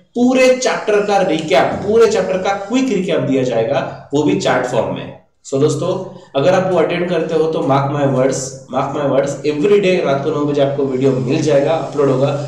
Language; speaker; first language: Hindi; non-native, local second language; Marathi